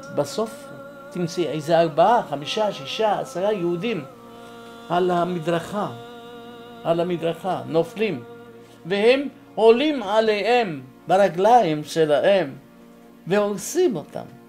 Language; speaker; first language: Hebrew; non-native, fluent; Arabic